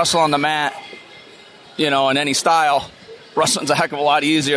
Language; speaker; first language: English; native; English